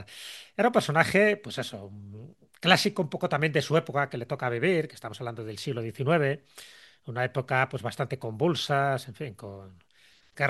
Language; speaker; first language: Spanish; native; Spanish